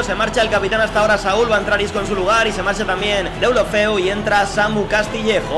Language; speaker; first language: Spanish; native; Spanish